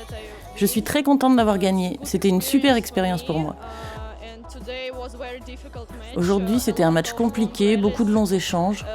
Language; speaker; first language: French; non-native, learner; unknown